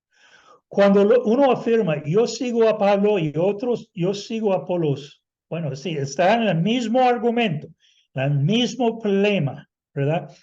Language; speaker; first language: Spanish; non-native, fluent; English